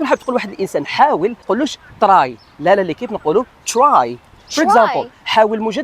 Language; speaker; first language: Arabic; native; Arabic